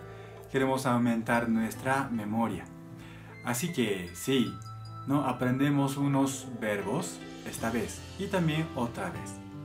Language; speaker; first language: Spanish; non-native, fluent; Japanese